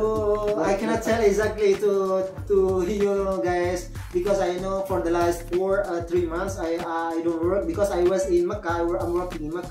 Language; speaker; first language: English; non-native, learner; Indonesian